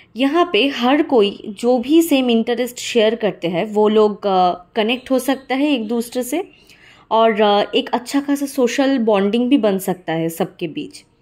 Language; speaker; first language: Hindi; non-native, local second language; Bangla